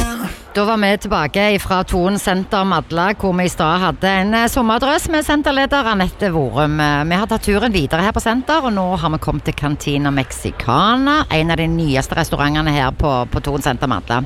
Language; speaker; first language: Norwegian; native; Norwegian